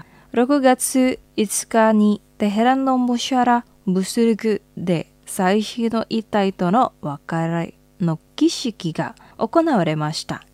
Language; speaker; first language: Japanese; non-native, fluent; Indonesian